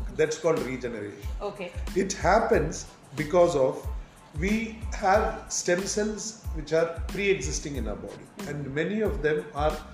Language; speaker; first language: English; non-native, local second language; Tamil